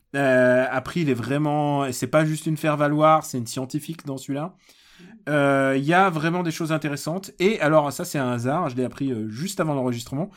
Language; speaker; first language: French; early bilingual, other home language; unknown